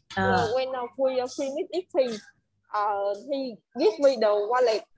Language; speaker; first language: English; non-native, learner; Vietnamese